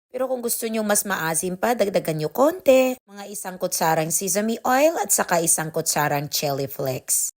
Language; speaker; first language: Filipino; native; Filipino